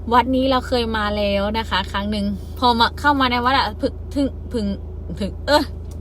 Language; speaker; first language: Thai; non-native, local second language; Khmer